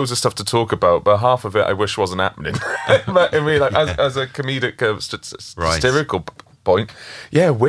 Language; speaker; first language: English; native; English